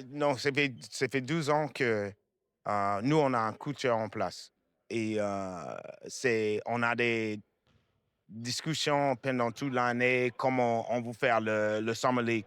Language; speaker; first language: French; non-native, fluent; English